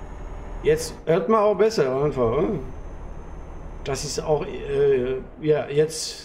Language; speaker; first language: German; non-native, learner; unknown